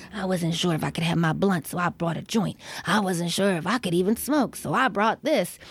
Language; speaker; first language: English; native; English